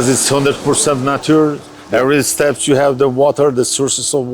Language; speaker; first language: English; non-native, learner; Albanian